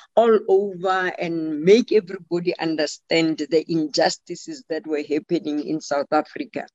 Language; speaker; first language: English; non-native, local second language; Tswana